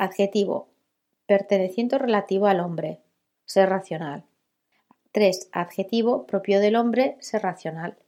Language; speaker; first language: Spanish; native; Spanish